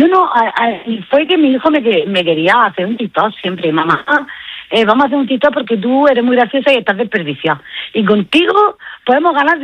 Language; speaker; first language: Spanish; native; Spanish